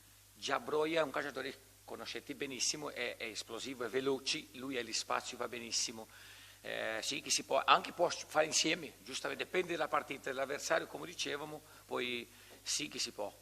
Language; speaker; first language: Italian; non-native, fluent; Portuguese